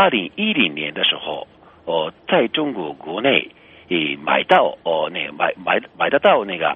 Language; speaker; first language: Chinese; non-native, fluent; Japanese